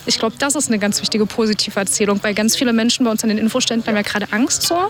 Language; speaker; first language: German; native; German